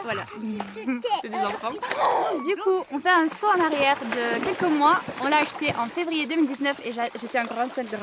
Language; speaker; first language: French; native; French